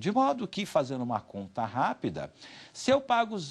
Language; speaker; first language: Portuguese; native; Portuguese